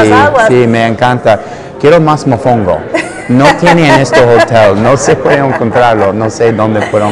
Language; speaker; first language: Spanish; non-native, learner; English